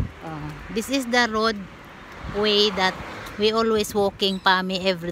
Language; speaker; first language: English; non-native, local second language; Filipino